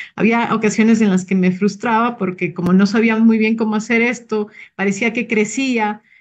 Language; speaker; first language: Spanish; native; Spanish